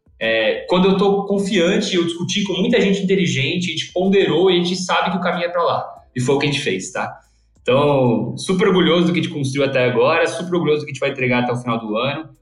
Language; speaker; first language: Portuguese; early bilingual, other home language; English